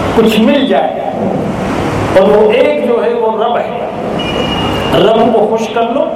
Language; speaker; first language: Urdu; native; Urdu